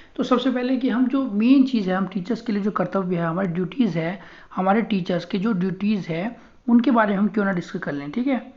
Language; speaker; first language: Hindi; native; Hindi